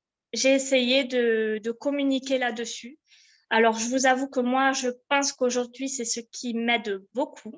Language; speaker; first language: French; native; French